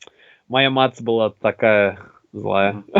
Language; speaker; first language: Russian; non-native, learner; English